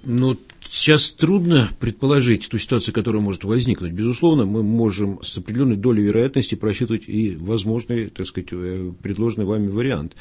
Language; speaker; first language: Russian; native; Russian